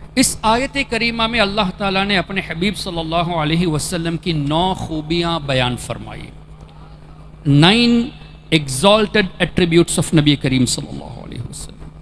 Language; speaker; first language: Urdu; non-native, fluent; Memoni